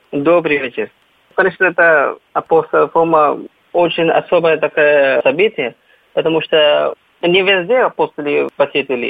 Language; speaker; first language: Russian; non-native, fluent; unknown